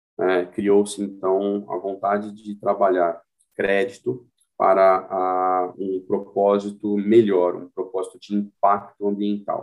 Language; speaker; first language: Portuguese; native; Portuguese